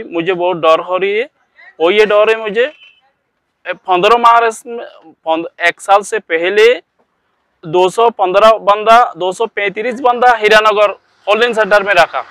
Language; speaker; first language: Hindi; non-native, learner; Rohingya